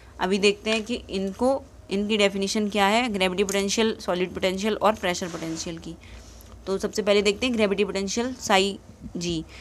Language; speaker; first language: Hindi; native; Hindi